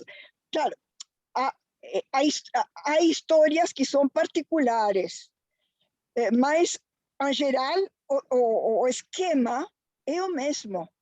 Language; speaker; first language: Portuguese; non-native, fluent; Spanish